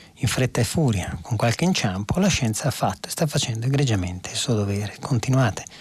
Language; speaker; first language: Italian; native; Italian